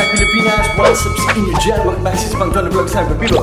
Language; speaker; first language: Filipino; non-native, fluent; English